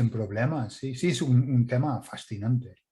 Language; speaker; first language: Spanish; non-native, fluent; English